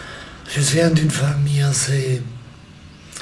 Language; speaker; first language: French; non-native, local second language; German